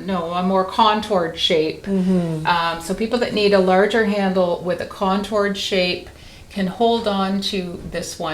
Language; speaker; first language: English; native; English